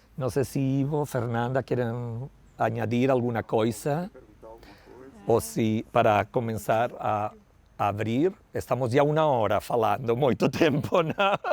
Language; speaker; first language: Portuguese; non-native, learner; Spanish